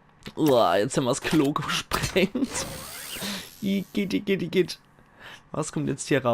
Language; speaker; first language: German; native; German